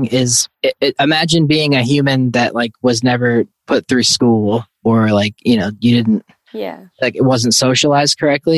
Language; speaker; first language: English; native; English